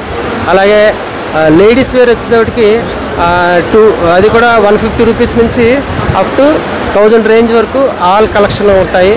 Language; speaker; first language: Telugu; native; Telugu